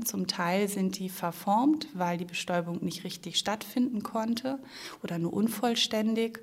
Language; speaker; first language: German; native; German